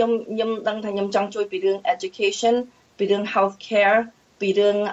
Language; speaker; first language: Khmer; early bilingual, heritage; Khmer